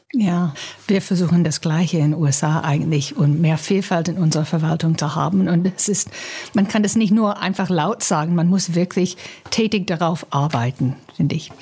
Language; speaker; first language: German; non-native, fluent; English